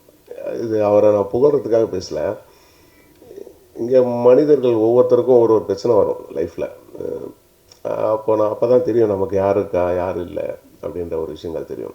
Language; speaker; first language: Tamil; native; Tamil